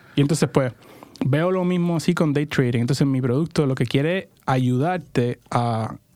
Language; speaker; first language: Spanish; native; Spanish